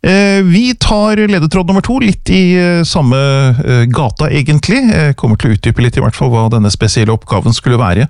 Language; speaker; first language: Norwegian; native; Norwegian